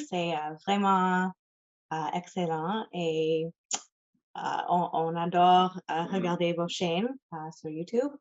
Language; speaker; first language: French; non-native, local second language; English